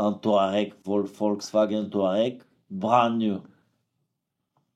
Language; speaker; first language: French; non-native, fluent; Bulgarian